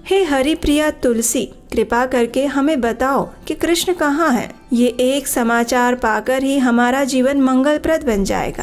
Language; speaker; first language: Hindi; native; Hindi